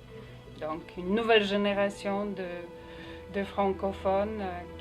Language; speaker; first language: French; non-native, fluent; Polish